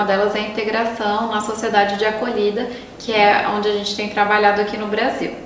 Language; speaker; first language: Portuguese; native; Portuguese